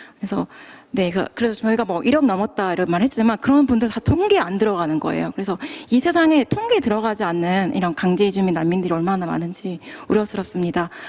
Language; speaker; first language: Korean; native; Korean